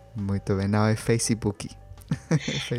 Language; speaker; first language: Portuguese; non-native, learner; Spanish